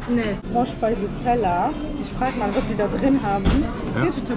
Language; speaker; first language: German; early bilingual, other home language; Arabic